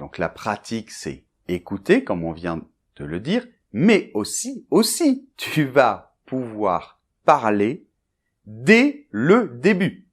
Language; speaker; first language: French; native; French